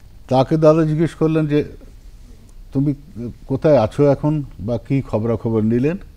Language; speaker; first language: Bangla; non-native, local second language; Punjabi